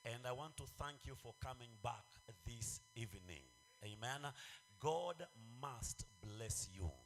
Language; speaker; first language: English; non-native, local second language; Swahili